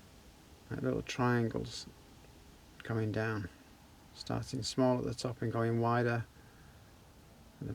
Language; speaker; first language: English; native; English